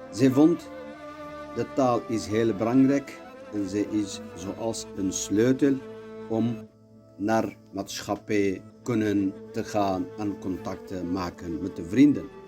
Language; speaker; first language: Dutch; non-native, learner; Kurdish